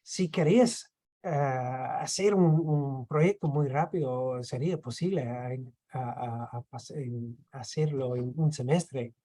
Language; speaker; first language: Spanish; non-native, fluent; English